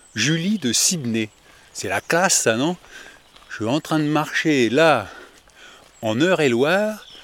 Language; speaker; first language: French; native; French